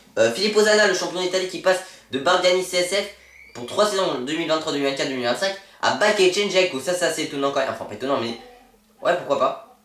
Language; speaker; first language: French; native; French